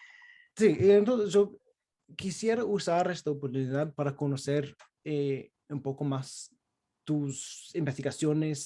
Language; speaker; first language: Spanish; non-native, fluent; English